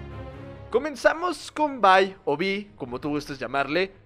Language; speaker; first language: Spanish; native; Spanish